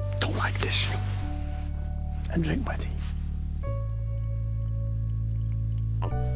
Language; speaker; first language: English; non-native, fluent; Dutch